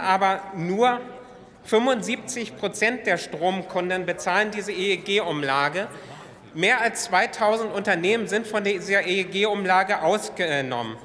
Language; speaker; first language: German; native; German